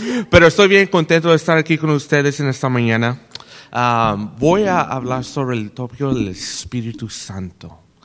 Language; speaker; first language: Spanish; non-native, learner; English